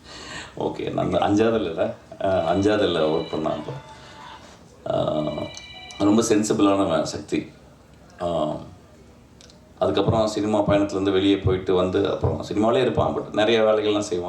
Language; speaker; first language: Tamil; native; Tamil